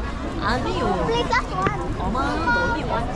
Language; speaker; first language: Korean; non-native, learner; Filipino